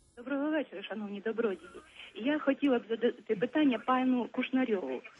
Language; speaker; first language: Ukrainian; native; Ukrainian